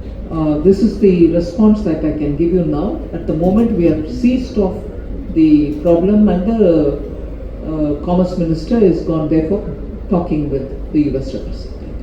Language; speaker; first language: English; non-native, local second language; Tamil